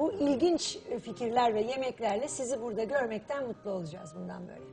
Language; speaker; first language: Turkish; native; Turkish